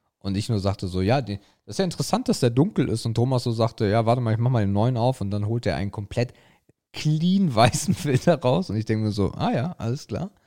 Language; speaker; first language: German; native; German